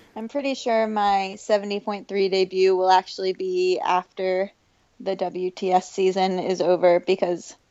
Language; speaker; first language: English; native; English